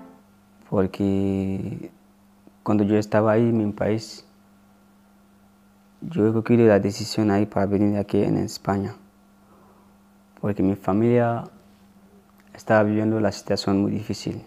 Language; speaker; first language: Spanish; non-native, learner; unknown